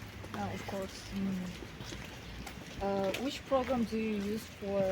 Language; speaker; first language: English; non-native, learner; Russian